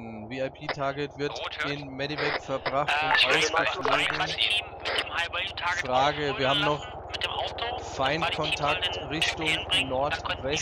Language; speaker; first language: German; native; German